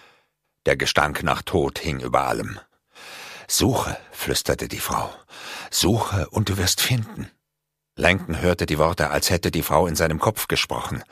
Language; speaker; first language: German; native; German